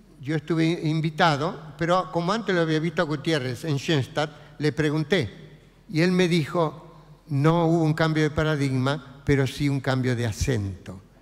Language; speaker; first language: Spanish; native; Spanish